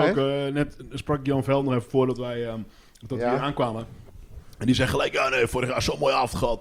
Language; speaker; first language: Dutch; native; Dutch